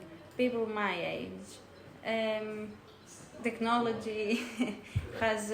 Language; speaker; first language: English; non-native, learner; Greek